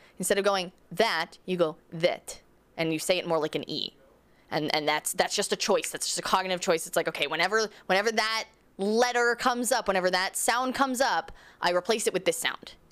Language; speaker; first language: English; native; English